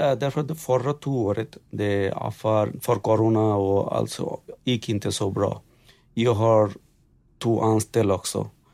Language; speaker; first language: Swedish; non-native, learner; Bangla